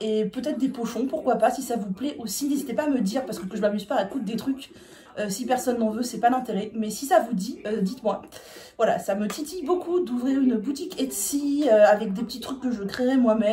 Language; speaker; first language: French; native; French